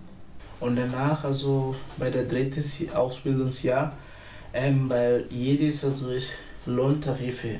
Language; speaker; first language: German; non-native, learner; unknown